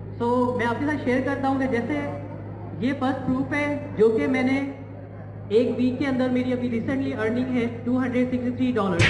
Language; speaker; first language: Urdu; non-native, local second language; Sindhi